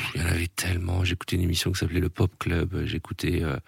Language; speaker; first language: French; native; French